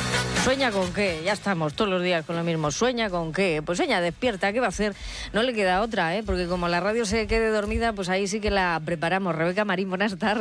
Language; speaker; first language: Spanish; native; Spanish